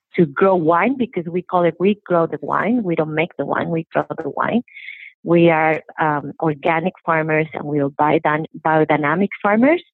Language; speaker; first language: English; non-native, fluent; Spanish